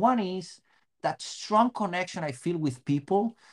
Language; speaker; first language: English; non-native, fluent; Spanish